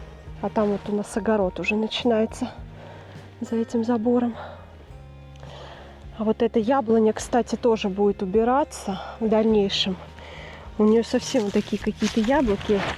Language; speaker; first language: Russian; native; Russian